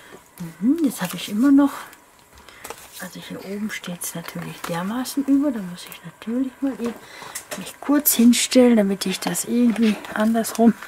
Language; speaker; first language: German; native; German